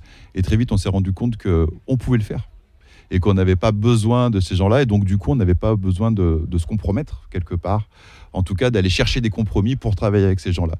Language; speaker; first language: French; early bilingual, other home language; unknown